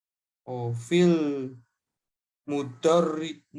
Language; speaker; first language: Arabic; non-native, learner; Indonesian